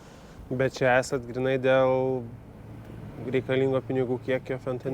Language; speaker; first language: Lithuanian; native; Lithuanian